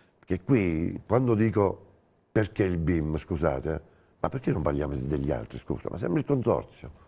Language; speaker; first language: Italian; native; Italian